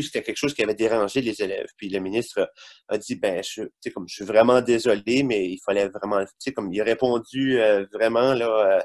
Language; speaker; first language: French; native; French